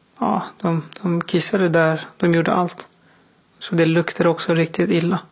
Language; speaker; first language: Swedish; non-native, fluent; Persian